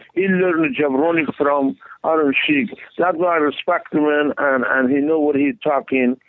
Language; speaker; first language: English; non-native, learner; Persian